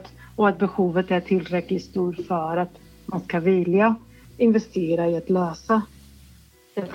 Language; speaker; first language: Swedish; non-native, fluent; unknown